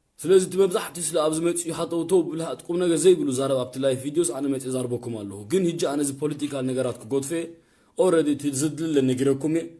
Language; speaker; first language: Tigrinya; early bilingual, heritage; Tigrinya